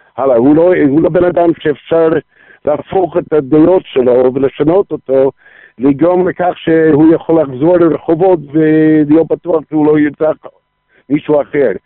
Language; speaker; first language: Hebrew; non-native, fluent; English